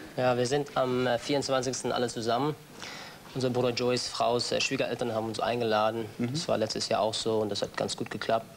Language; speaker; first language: German; non-native, fluent; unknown